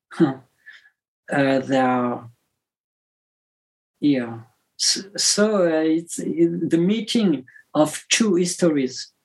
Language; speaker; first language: English; non-native, learner; French